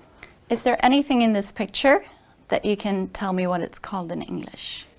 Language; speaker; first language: English; non-native, fluent; Swedish